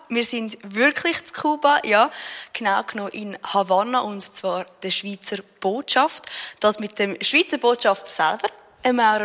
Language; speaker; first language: German; native; German